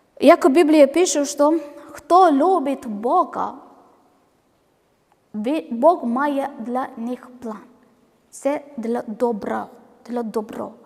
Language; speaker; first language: Ukrainian; non-native, learner; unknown